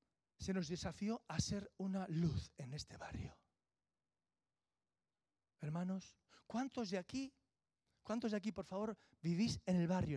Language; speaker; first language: Spanish; native; Spanish